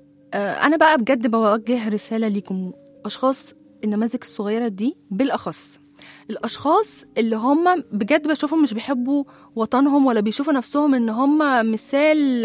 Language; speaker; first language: Arabic; native; Arabic